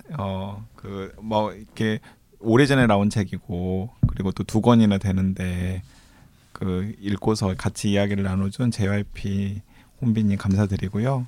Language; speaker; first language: Korean; native; Korean